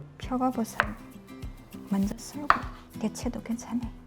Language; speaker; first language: Korean; non-native, learner; Chinese